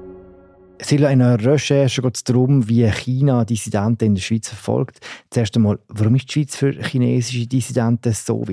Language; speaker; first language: German; native; German